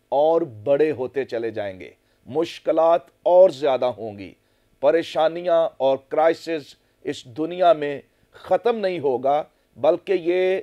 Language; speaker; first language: Urdu; non-native, local second language; Punjabi